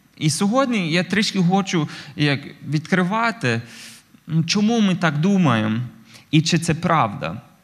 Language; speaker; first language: Ukrainian; non-native, fluent; English